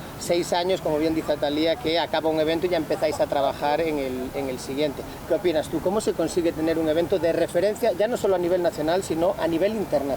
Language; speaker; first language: Spanish; native; Spanish